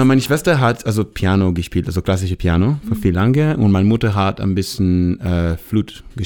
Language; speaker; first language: German; non-native, learner; Hebrew